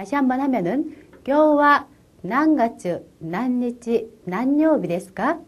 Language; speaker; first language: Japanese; non-native, fluent; Korean